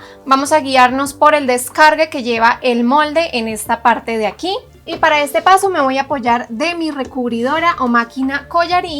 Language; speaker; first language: Spanish; native; Spanish